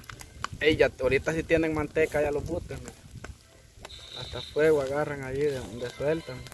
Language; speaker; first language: Spanish; native; Spanish